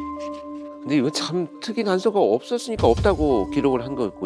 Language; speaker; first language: Korean; native; Korean